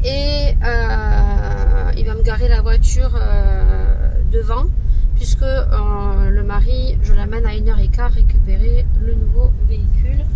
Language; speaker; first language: French; native; French